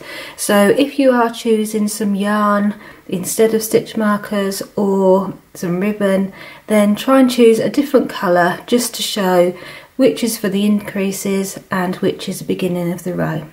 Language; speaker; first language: English; native; English